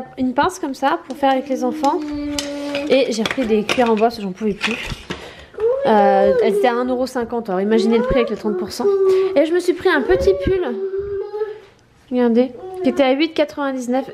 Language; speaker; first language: French; native; French